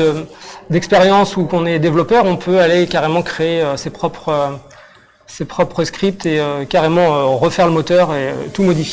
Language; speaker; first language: French; native; French